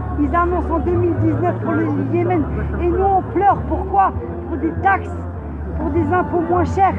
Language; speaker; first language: French; native; French